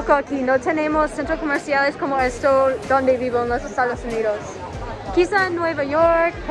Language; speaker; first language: Spanish; non-native, learner; English